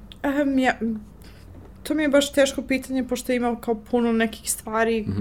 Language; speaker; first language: Serbian; non-native, fluent; English